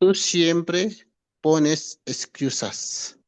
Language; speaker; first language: Spanish; non-native, learner; Filipino